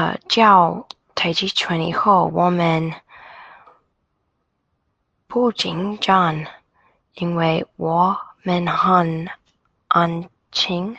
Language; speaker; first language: Chinese; non-native, learner; English